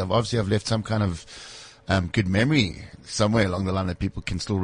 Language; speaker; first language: English; native; English